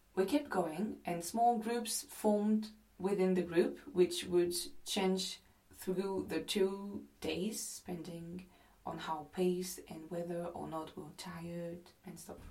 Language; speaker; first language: English; non-native, fluent; French